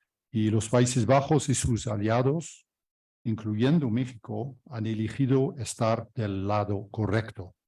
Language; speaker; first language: Spanish; non-native, fluent; Dutch